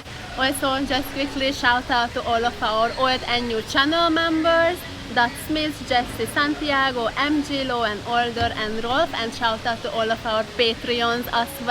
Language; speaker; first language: English; non-native, fluent; Hungarian